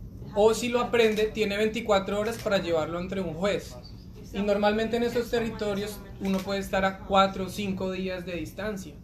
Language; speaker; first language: Spanish; native; Spanish